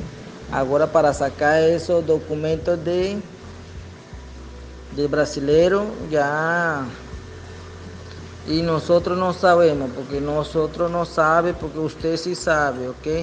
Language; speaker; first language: Spanish; non-native, local second language; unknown